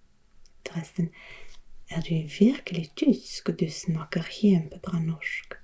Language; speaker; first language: Norwegian; non-native, learner; German